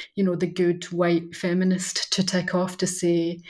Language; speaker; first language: English; native; English